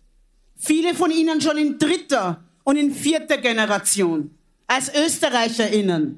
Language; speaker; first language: German; early bilingual, other home language; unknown